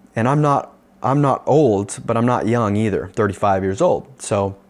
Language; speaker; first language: English; native; English